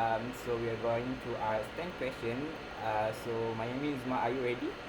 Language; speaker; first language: English; non-native, local second language; Malay